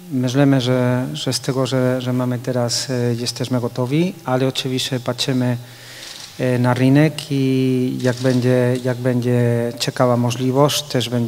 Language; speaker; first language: Polish; non-native, fluent; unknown